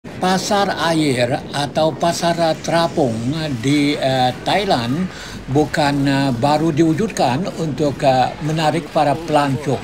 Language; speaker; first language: Malay; native; Malay